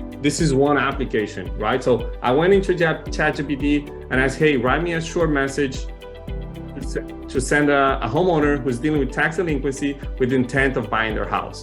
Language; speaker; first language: English; non-native, fluent; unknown